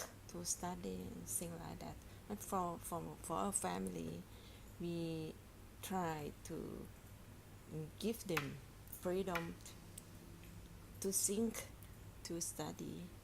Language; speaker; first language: English; non-native, learner; Thai